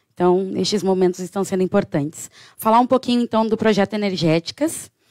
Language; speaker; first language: Portuguese; native; Portuguese